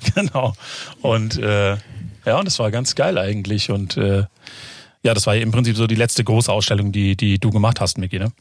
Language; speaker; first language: German; native; German